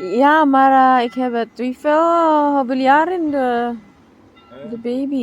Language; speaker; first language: Dutch; non-native, learner; Filipino